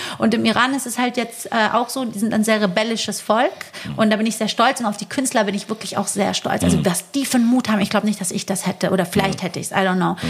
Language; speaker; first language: German; early bilingual, other home language; Persian